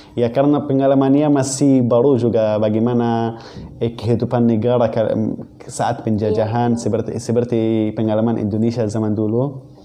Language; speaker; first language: Indonesian; non-native, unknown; Arabic